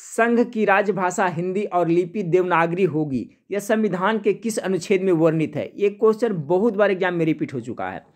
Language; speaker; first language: Hindi; native; Hindi